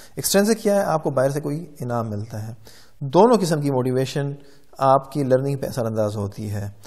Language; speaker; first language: Urdu; non-native, local second language; Pashto